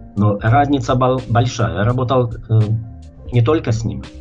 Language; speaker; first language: Russian; non-native, fluent; Czech